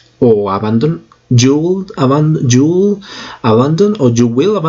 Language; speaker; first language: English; non-native, fluent; Spanish